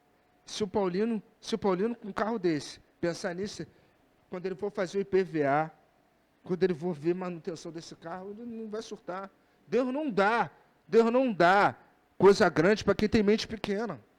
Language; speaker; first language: Portuguese; native; Portuguese